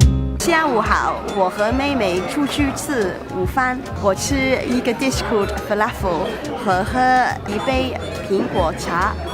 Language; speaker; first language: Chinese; non-native, learner; Cantonese